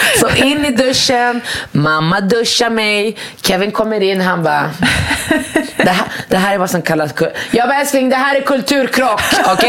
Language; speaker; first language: Swedish; early bilingual, other home language; Arabic